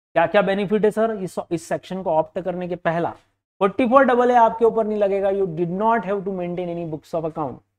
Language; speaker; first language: Hindi; native; Hindi